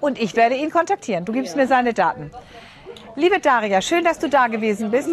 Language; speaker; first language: German; native; German